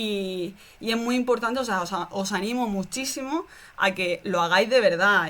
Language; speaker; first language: Spanish; native; Spanish